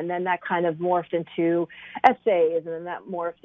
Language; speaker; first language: English; native; English